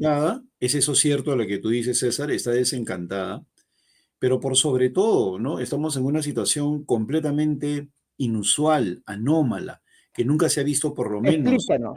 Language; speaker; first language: Spanish; native; Spanish